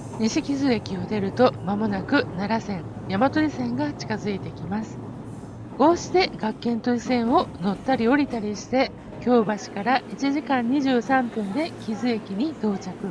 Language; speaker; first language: Japanese; native; Japanese